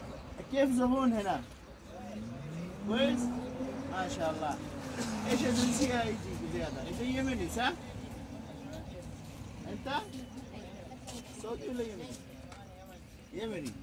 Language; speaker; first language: Arabic; non-native, learner; Bangla